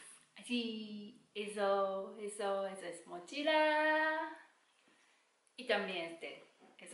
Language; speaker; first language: Spanish; non-native, learner; Japanese